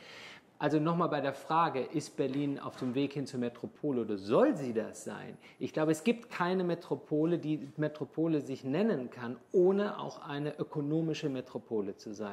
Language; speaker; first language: German; native; German